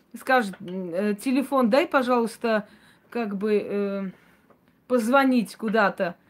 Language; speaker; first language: Russian; non-native, local second language; Armenian